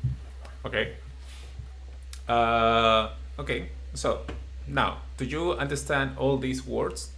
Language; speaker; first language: English; non-native, fluent; Spanish